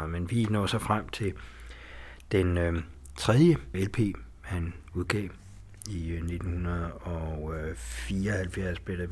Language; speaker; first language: Danish; native; Danish